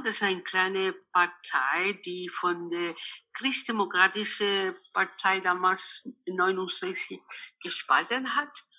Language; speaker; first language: German; non-native, local second language; Spanish